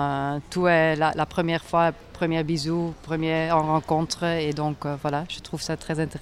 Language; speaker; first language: French; non-native, local second language; Dutch